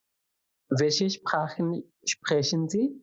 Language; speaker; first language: German; non-native, fluent; Bangla